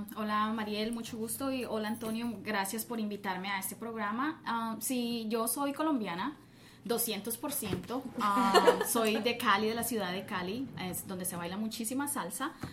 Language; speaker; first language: Spanish; native; Spanish